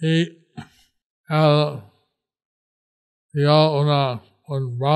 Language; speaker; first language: Spanish; non-native, learner; English